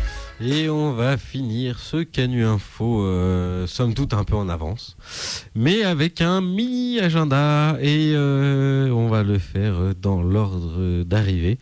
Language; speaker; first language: French; native; French